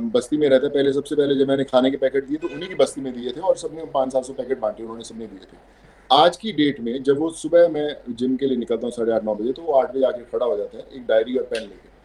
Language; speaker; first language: Hindi; non-native, local second language; Punjabi